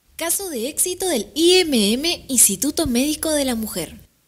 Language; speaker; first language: Spanish; non-native, fluent; German